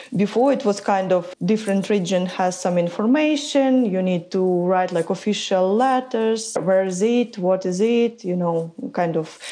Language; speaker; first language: English; non-native, fluent; Ukrainian